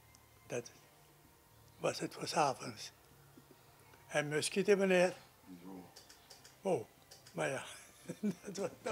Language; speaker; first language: Dutch; non-native, local second language; Sranan Tongo